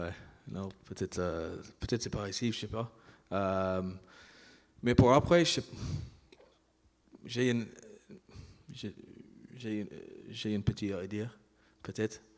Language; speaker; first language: French; non-native, learner; English